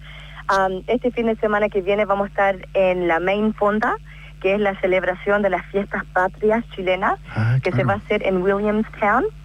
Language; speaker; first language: Spanish; non-native, fluent; English